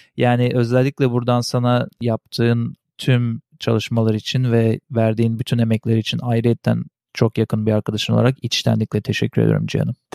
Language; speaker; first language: Turkish; early bilingual, heritage; Turkish